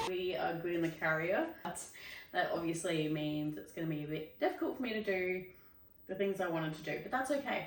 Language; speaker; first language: English; native; English